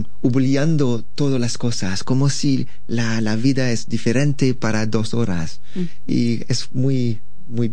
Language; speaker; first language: Spanish; non-native, learner; French